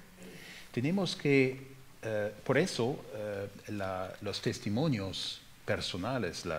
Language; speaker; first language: Spanish; non-native, fluent; German